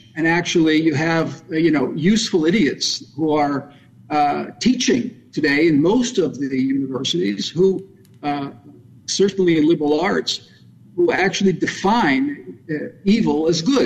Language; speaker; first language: English; native; English